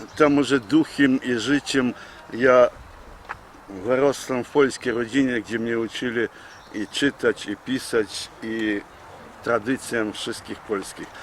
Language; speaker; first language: Polish; early bilingual, heritage; Polish